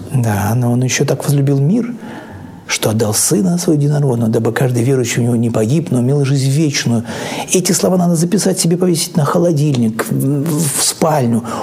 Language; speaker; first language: Russian; native; Russian